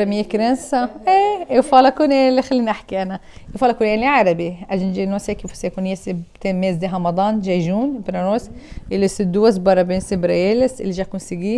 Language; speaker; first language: Portuguese; non-native, learner; Arabic